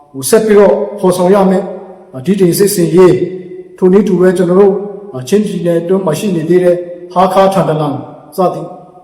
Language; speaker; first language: Burmese; non-native, local second language; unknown